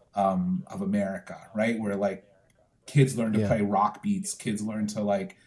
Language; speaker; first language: English; native; English